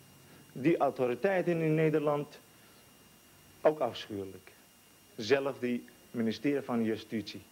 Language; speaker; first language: Dutch; non-native, learner; Turkish